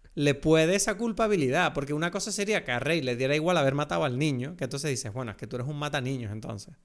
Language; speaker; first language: Spanish; native; Spanish